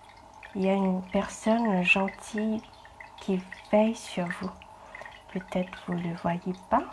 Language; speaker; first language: French; non-native, fluent; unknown